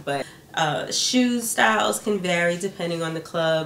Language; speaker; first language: English; native; English